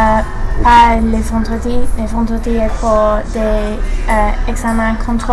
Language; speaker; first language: French; non-native, learner; English